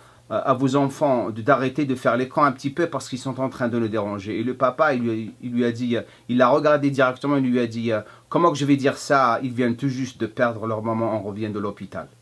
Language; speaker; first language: French; non-native, fluent; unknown